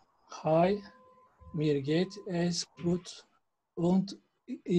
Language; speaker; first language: German; non-native, learner; Turkish